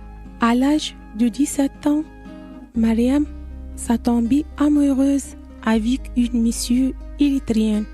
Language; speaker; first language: French; non-native, learner; Arabic